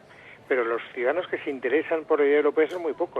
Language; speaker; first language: Spanish; native; Spanish